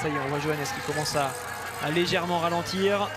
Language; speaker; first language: French; native; French